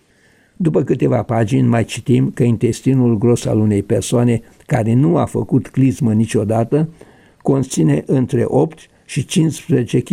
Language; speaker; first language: Romanian; native; Romanian